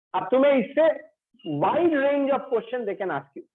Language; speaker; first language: Hindi; non-native, local second language; Bangla